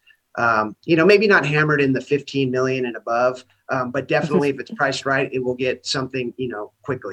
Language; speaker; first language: English; native; English